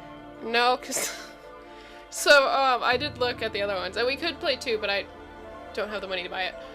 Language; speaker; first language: English; native; English